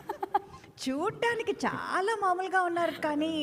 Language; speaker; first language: Telugu; non-native, fluent; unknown